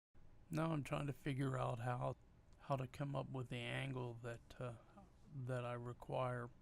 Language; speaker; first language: English; native; English